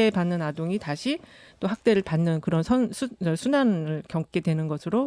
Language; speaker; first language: Korean; native; Korean